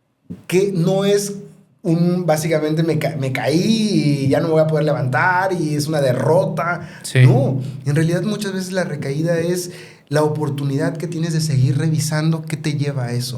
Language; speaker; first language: Spanish; native; Spanish